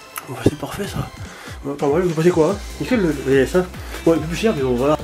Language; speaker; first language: French; native; French